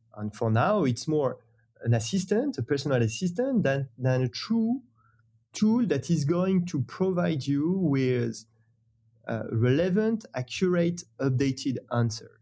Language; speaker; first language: English; non-native, fluent; French